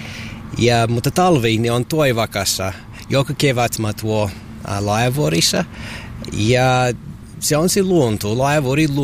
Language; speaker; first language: Finnish; non-native, learner; English